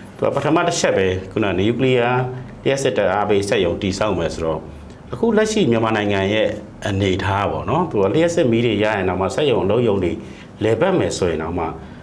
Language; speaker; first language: Burmese; native; Burmese